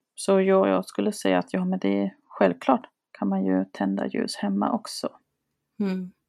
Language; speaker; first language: Swedish; early bilingual, other home language; Spanish